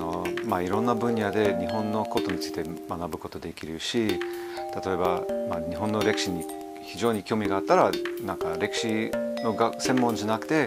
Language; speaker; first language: Japanese; non-native, fluent; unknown